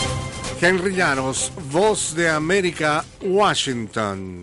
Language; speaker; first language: Spanish; native; Spanish